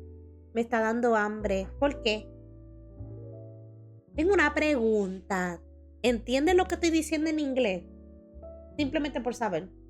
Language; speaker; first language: Spanish; early bilingual, heritage; Spanish